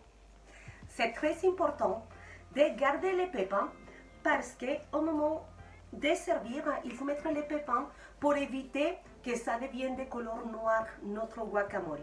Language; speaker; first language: French; non-native, fluent; Spanish